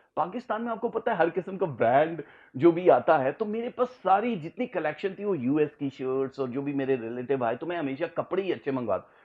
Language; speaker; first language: Urdu; native; Urdu